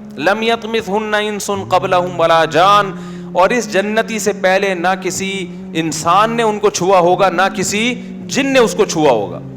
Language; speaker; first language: Urdu; native; Urdu